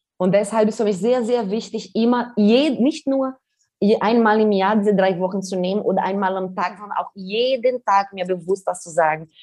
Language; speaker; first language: German; non-native, fluent; Portuguese